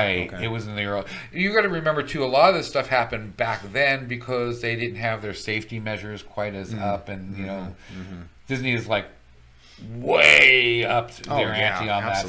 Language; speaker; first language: English; native; English